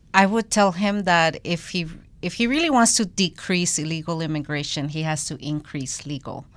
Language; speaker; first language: English; non-native, fluent; Spanish